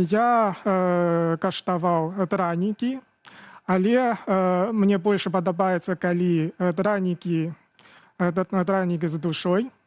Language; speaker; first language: Belarusian; non-native, fluent; Chinese